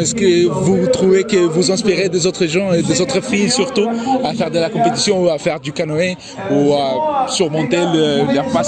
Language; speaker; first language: French; non-native, learner; Spanish